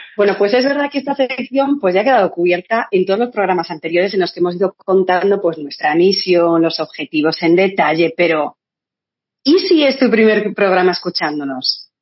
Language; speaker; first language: Spanish; native; Spanish